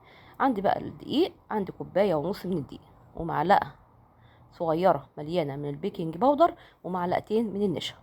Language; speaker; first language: Arabic; native; Arabic